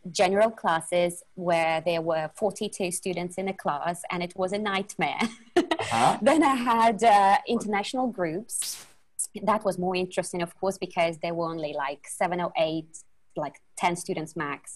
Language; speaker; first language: English; non-native, fluent; Russian